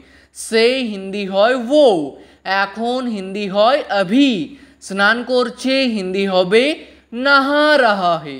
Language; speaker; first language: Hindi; non-native, local second language; Bangla